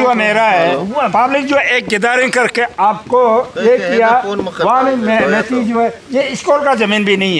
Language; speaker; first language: Hindi; non-native, local second language; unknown